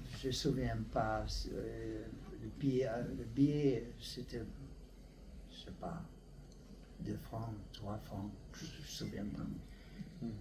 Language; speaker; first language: French; non-native, learner; Hungarian